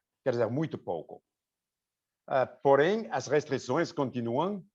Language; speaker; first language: Portuguese; non-native, fluent; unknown